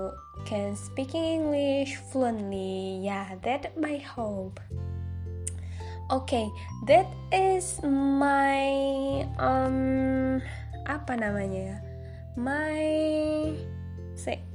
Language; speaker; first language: English; non-native, learner; Indonesian